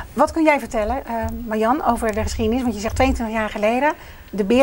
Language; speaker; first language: Dutch; native; Dutch